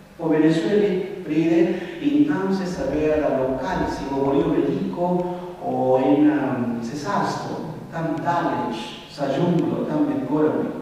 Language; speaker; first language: Slovenian; non-native, fluent; Spanish